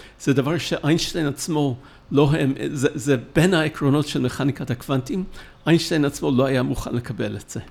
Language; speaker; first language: Hebrew; non-native, fluent; English